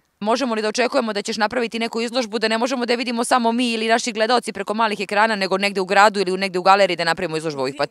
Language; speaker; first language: Serbian; native; Serbian